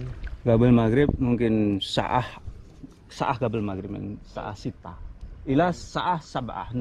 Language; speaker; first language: Arabic; non-native, learner; Indonesian